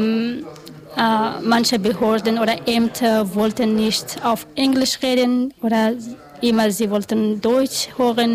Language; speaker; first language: German; non-native, learner; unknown